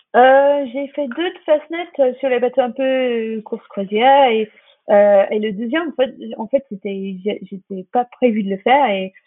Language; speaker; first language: French; non-native, fluent; English